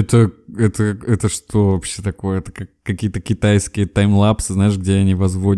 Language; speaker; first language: Russian; native; Russian